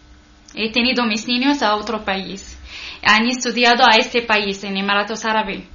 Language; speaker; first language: Spanish; non-native, learner; Arabic